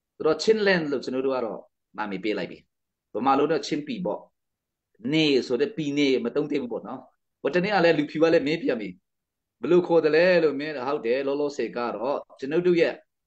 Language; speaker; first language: Burmese; non-native, local second language; Hakha Chin